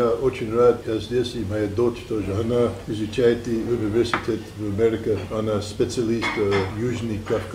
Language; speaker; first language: Russian; non-native, learner; English